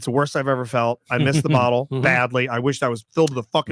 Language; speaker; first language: English; native; English